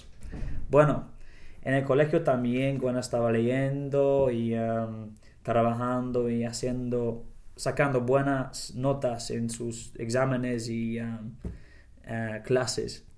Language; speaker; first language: Spanish; non-native, learner; English